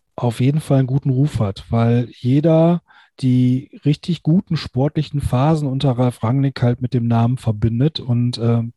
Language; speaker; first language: German; native; German